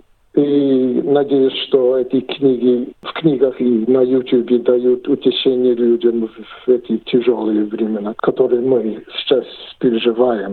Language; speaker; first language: Russian; non-native, fluent; English